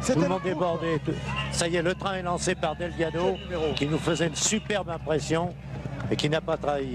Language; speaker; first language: French; native; French